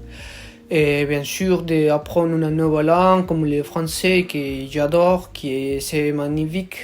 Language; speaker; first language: French; non-native, learner; Spanish